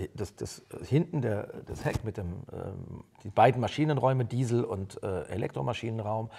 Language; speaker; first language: German; native; German